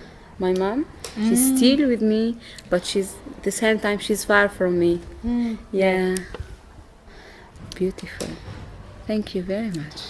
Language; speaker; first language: English; non-native, learner; Arabic